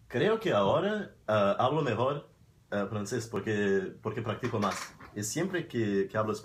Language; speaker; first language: Spanish; non-native, fluent; Portuguese